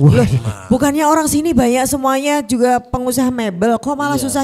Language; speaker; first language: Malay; non-native, local second language; Javanese